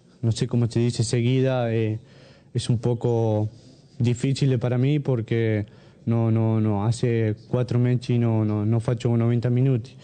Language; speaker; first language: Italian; non-native, learner; Spanish